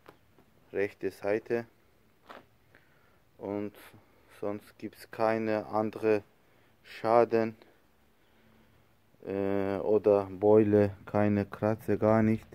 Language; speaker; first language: German; non-native, learner; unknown